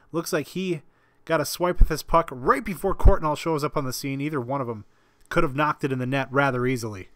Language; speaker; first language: English; native; English